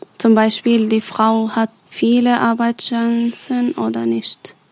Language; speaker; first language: German; non-native, learner; Arabic